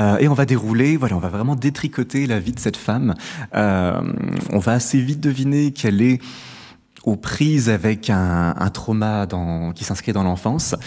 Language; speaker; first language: French; native; French